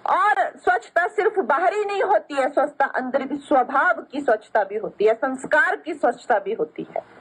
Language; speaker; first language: Hindi; non-native, local second language; Punjabi